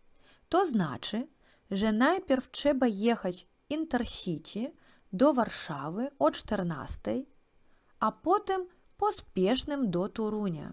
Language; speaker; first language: Polish; non-native, learner; Russian